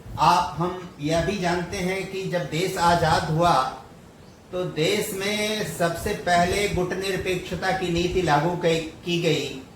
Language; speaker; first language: Hindi; native; Hindi